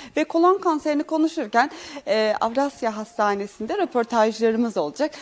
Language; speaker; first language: Turkish; native; Turkish